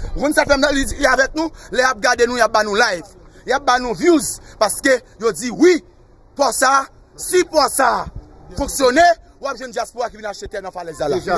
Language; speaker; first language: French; non-native, local second language; Haitian Creole